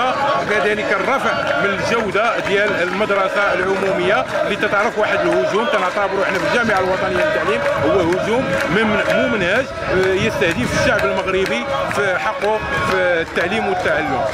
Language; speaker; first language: Arabic; native; Arabic